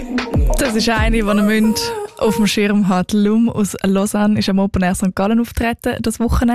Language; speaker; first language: German; native; German